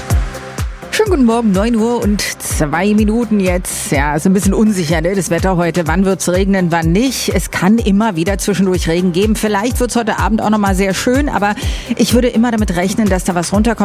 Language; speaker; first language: German; native; German